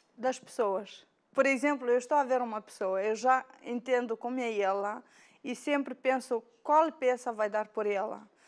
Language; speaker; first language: Portuguese; non-native, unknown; Romanian